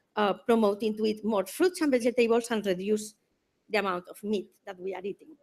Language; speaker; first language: English; non-native, fluent; Spanish